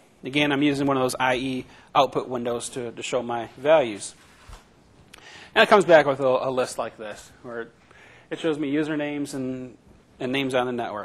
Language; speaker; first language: English; native; English